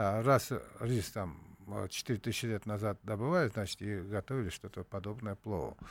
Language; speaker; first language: Russian; non-native, local second language; Uzbek